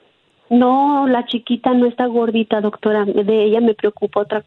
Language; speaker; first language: Spanish; native; Spanish